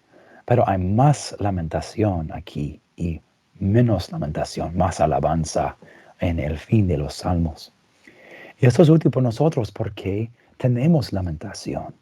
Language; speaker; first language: Spanish; non-native, fluent; English